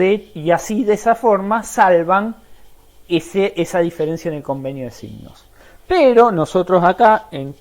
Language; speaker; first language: Spanish; native; Spanish